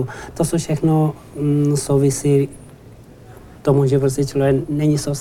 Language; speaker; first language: Czech; non-native, learner; Tibetan